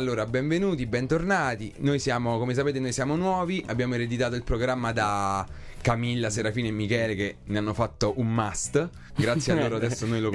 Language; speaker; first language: Italian; native; Italian